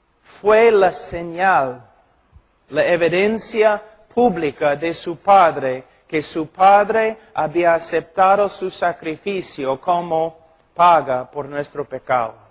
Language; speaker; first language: Spanish; non-native, fluent; English